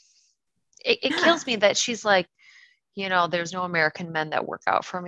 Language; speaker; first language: English; native; English